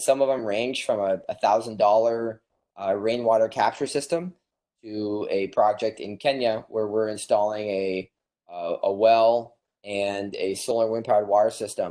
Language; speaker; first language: English; native; English